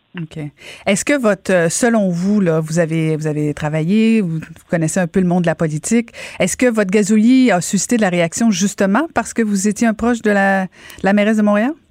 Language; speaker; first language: French; native; French